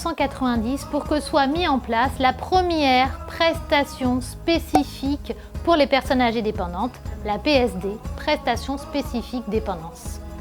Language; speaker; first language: French; native; French